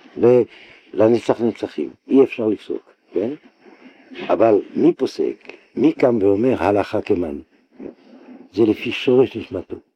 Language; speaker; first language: Hebrew; non-native, fluent; French